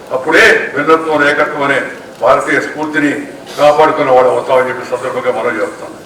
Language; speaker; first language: Telugu; native; Telugu